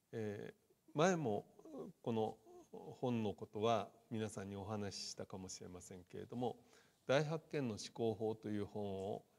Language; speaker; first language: Japanese; native; Japanese